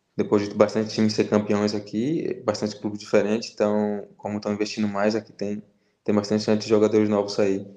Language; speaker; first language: Portuguese; native; Portuguese